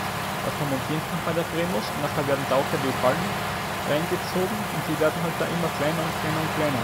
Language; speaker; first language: German; native; German